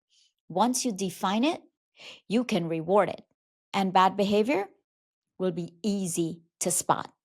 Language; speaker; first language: English; native; English